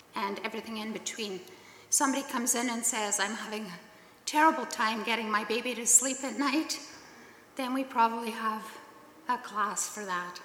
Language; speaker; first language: English; native; English